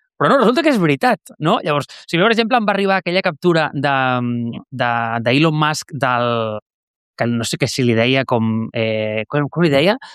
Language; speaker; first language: Catalan; native; Catalan